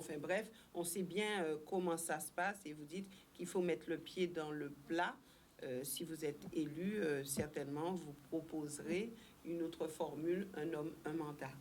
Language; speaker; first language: French; native; French